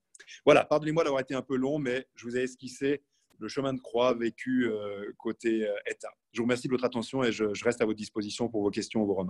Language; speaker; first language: French; native; French